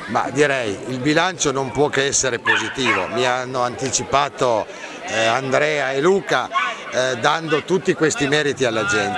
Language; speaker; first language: Italian; native; Italian